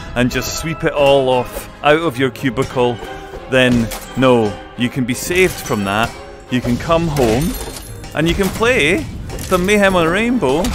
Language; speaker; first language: English; native; English